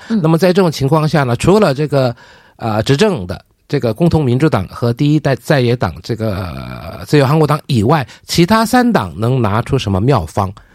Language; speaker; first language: Chinese; non-native, fluent; Korean